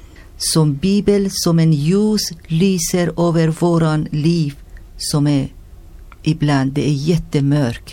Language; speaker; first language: Swedish; non-native, learner; Persian